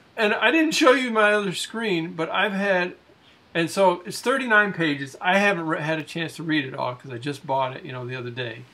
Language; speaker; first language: English; native; English